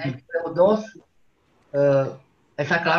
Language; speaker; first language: Spanish; non-native, fluent; Romanian